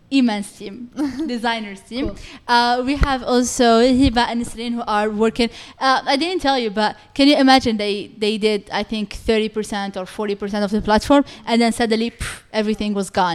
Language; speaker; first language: English; non-native, fluent; Arabic